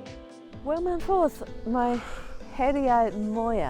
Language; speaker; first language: Welsh; non-native, fluent; English